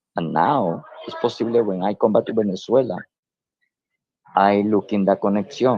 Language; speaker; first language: English; non-native, learner; Spanish